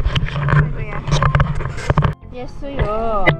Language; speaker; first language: Korean; non-native, learner; Filipino